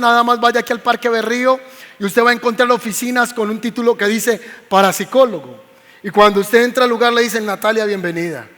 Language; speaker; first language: Spanish; native; Spanish